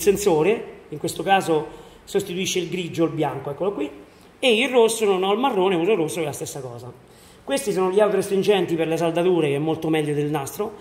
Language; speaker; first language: Italian; native; Italian